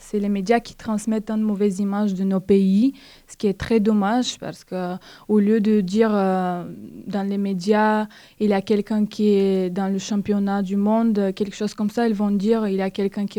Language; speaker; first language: French; non-native, fluent; Bulgarian